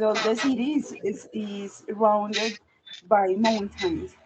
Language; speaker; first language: English; non-native, learner; Spanish